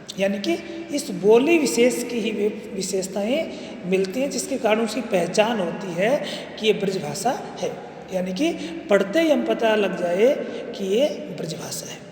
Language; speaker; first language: Hindi; native; Hindi